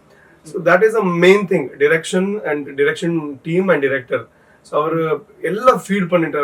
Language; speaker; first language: Tamil; non-native, learner; Tulu